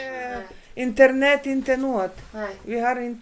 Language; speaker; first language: Swedish; early bilingual, heritage; Swedish